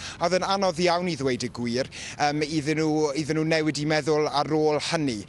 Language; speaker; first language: Welsh; native; Welsh